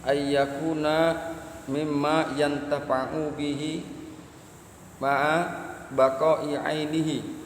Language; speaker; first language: Arabic; non-native, fluent; Indonesian